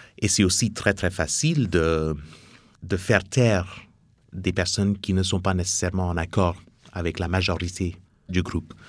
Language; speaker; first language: French; non-native, fluent; English